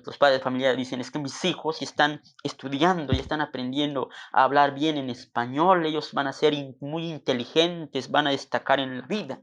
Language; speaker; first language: Spanish; non-native, local second language; Tzotzil